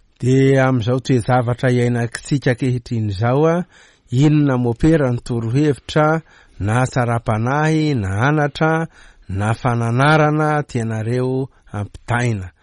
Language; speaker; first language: Malagasy; native; Malagasy